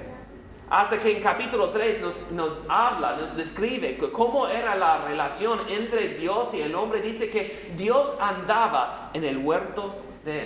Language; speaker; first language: Spanish; non-native, fluent; English